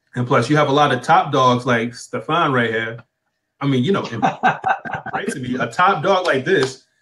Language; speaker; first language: English; native; English